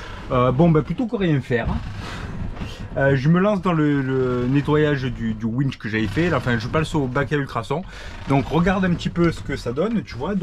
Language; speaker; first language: French; native; French